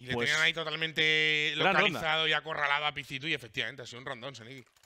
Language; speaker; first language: Spanish; native; Spanish